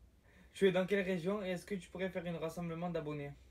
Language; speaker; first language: French; native; French